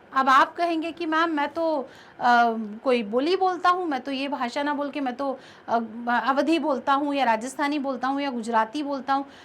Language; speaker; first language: Hindi; native; Hindi